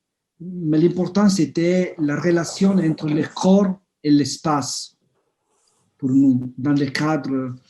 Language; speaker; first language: French; non-native, fluent; Italian